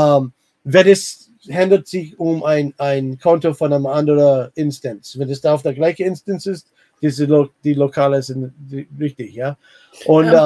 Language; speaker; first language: German; non-native, learner; English